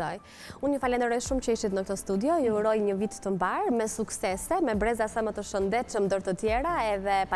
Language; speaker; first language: Albanian; native; Albanian